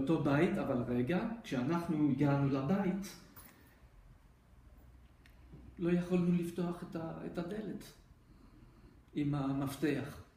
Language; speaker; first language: Hebrew; non-native, fluent; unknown